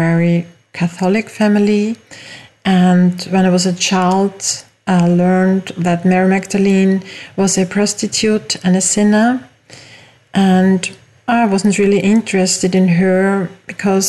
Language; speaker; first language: English; non-native, fluent; German